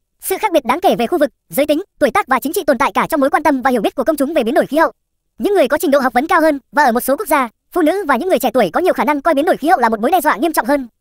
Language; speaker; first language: Vietnamese; native; Vietnamese